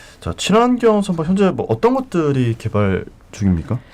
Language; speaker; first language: Korean; native; Korean